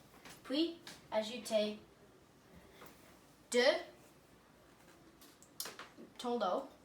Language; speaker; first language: French; non-native, learner; English